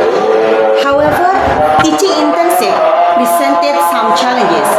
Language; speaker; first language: English; non-native, fluent; Javanese